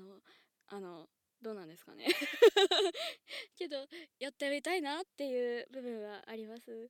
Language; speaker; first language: Japanese; native; Japanese